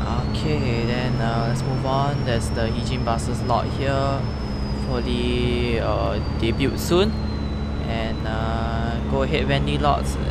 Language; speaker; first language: English; native; English